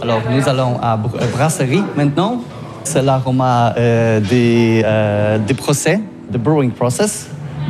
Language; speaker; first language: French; non-native, learner; Polish